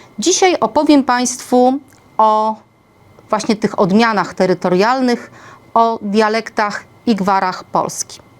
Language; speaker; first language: Polish; native; Polish